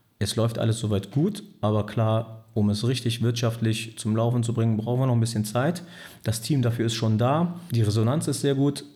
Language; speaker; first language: German; early bilingual, other home language; Turkish